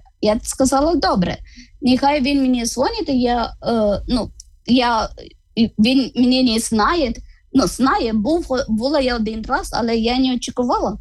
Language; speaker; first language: Ukrainian; non-native, learner; Malayalam